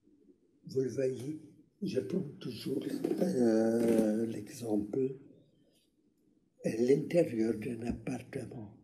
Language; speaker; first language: French; non-native, learner; Hungarian